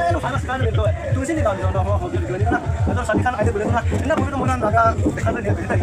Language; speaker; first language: Burmese; non-native, local second language; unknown